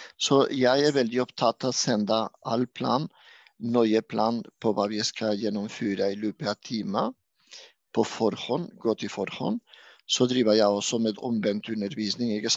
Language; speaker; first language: Norwegian; non-native, fluent; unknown